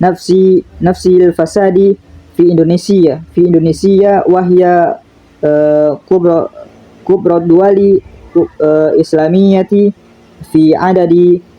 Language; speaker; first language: Arabic; non-native, learner; Indonesian